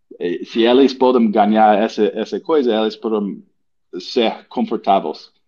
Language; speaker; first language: Portuguese; non-native, learner; English